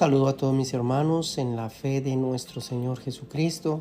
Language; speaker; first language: Spanish; native; Spanish